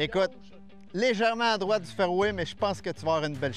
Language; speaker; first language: French; native; French